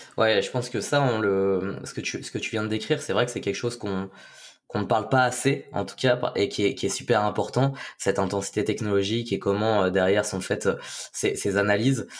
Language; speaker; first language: French; native; French